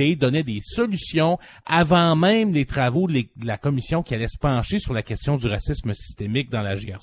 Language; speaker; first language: French; native; French